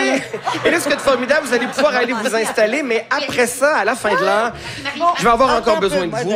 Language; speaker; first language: French; native; French